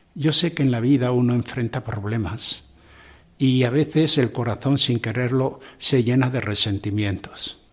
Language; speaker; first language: Spanish; native; Spanish